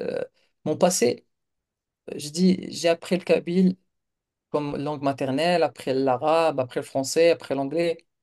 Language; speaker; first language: French; non-native, local second language; Kabyle